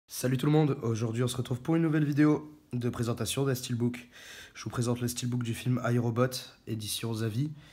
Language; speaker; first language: French; native; French